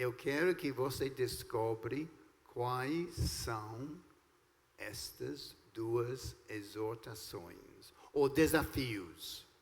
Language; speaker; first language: Portuguese; non-native, fluent; English